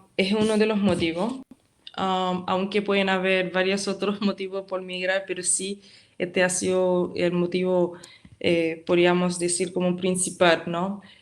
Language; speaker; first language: Spanish; non-native, fluent; Haitian Creole